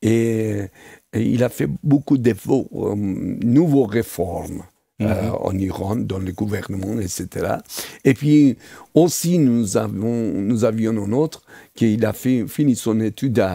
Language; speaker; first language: French; non-native, fluent; Persian